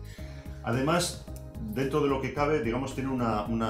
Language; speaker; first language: Spanish; native; Spanish